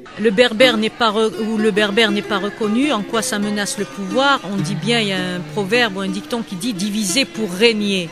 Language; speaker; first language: French; non-native, local second language; Kabyle